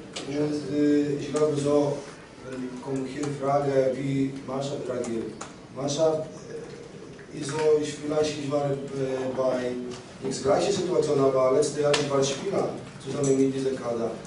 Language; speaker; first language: German; non-native, learner; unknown